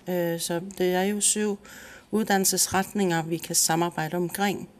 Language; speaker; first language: Danish; non-native, local second language; Kalaallisut